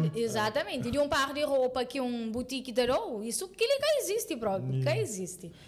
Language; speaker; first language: Portuguese; non-native, local second language; Kabuverdianu